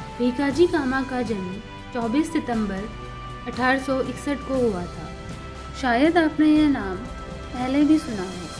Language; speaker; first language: Hindi; native; Hindi